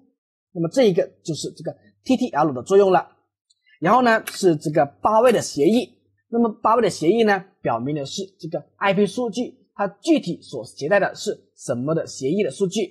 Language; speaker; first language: Chinese; native; Chinese